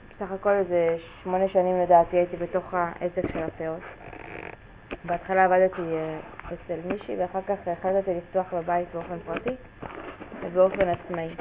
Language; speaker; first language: Hebrew; native; Hebrew